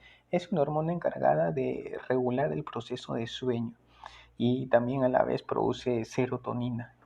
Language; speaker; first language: Spanish; native; Spanish